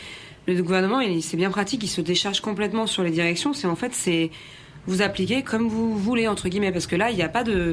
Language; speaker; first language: French; native; French